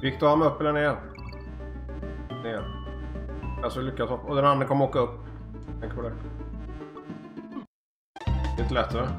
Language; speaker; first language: Swedish; native; Swedish